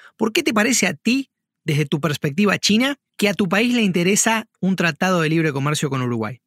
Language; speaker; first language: Spanish; native; Spanish